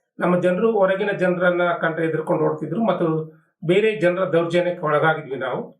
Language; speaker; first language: Kannada; non-native, local second language; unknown